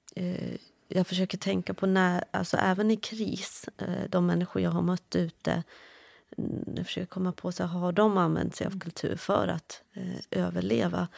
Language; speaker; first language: Swedish; early bilingual, other home language; Kurdish